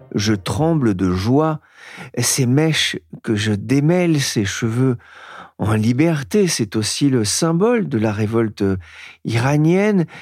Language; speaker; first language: French; native; French